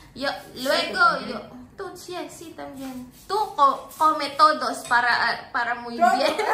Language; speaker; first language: Spanish; non-native, learner; Filipino